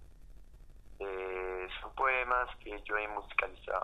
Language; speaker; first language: Spanish; non-native, fluent; French